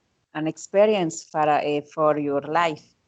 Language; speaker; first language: English; non-native, learner; Spanish